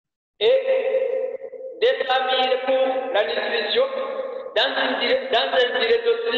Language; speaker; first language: French; non-native, learner; Rundi